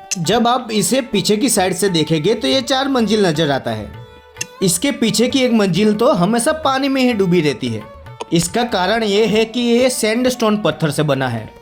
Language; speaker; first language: Hindi; non-native, local second language; Gujarati